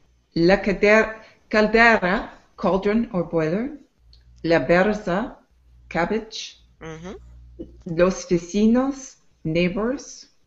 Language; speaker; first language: Spanish; non-native, learner; English